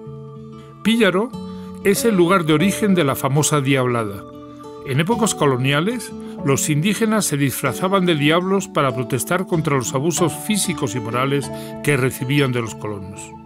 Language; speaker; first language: Spanish; native; Spanish